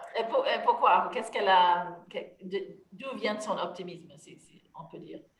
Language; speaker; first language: French; non-native, fluent; English